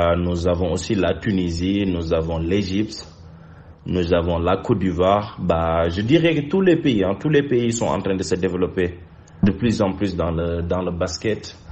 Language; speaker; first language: French; non-native, local second language; Wolof